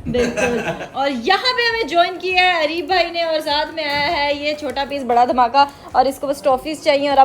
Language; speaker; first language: Urdu; non-native, local second language; Punjabi